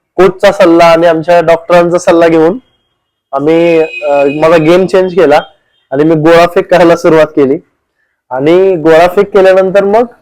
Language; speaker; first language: Marathi; native; Marathi